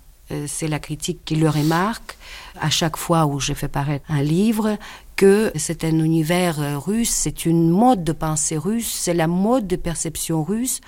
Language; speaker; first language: French; non-native, fluent; Russian